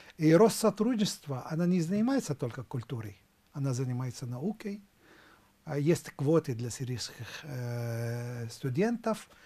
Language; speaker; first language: Russian; non-native, fluent; Arabic